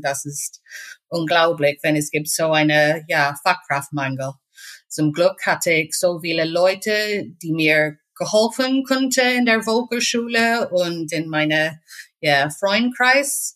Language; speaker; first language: German; non-native, fluent; English